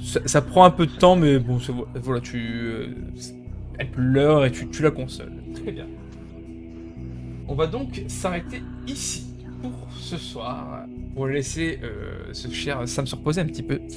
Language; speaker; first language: French; native; French